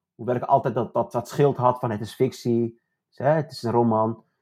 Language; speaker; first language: Dutch; early bilingual, other home language; Turkish